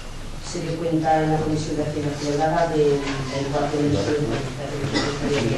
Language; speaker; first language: Spanish; native; Spanish